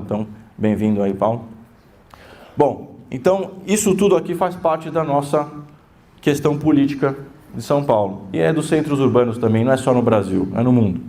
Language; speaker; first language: Portuguese; native; Portuguese